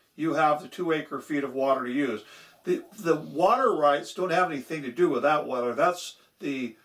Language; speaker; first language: English; native; English